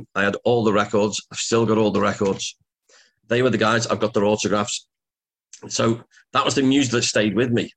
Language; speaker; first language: English; native; English